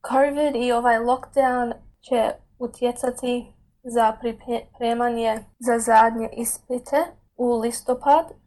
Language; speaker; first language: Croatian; early bilingual, heritage; Croatian